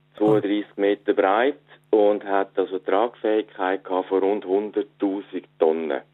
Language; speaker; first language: German; native; German